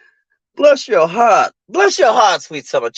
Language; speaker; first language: English; native; English